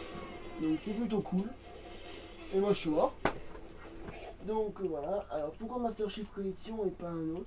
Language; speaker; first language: French; native; French